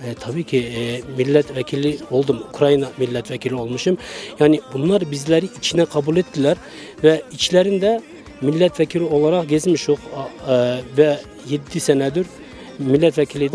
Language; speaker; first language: Turkish; early bilingual, heritage; Turkish